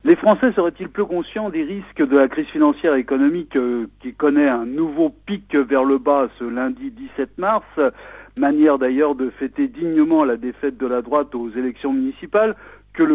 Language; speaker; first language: French; native; French